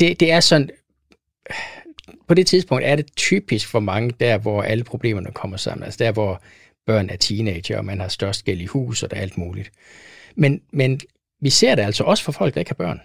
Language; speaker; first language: Danish; native; Danish